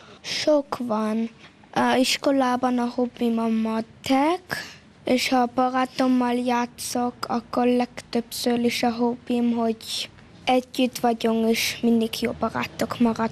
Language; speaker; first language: Hungarian; early bilingual, heritage; Hungarian